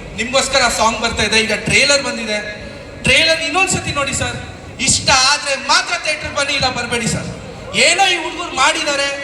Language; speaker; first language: Kannada; native; Kannada